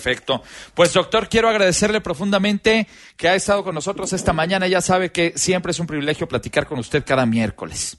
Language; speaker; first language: Spanish; native; Spanish